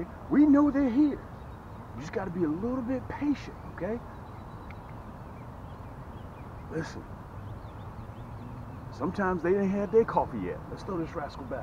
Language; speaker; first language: English; native; English